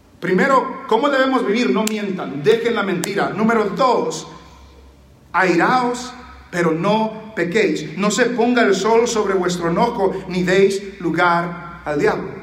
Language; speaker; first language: Spanish; early bilingual, heritage; Spanish